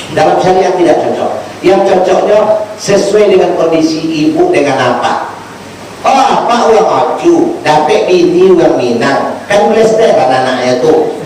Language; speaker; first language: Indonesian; native; Indonesian